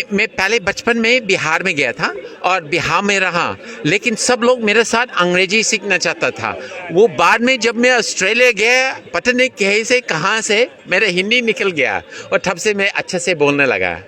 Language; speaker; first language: Hindi; non-native, fluent; English